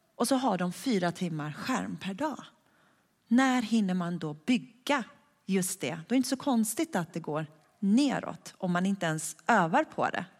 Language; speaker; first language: Swedish; early bilingual, other home language; Persian